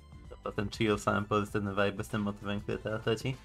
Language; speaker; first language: Polish; native; Polish